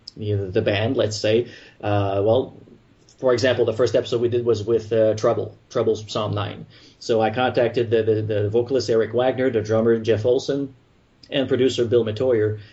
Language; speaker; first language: English; non-native, fluent; French